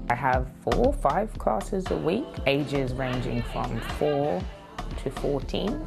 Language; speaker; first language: English; native; English